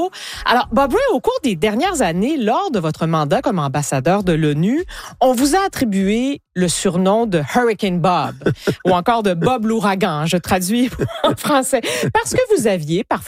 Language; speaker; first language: French; native; French